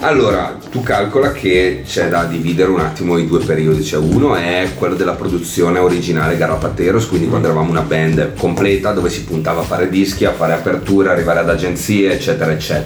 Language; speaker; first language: Italian; native; Italian